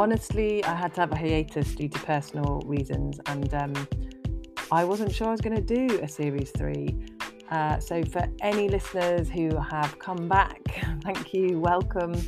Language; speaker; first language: English; native; English